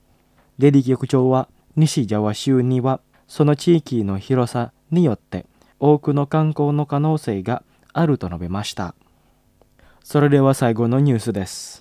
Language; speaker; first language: Japanese; non-native, fluent; Indonesian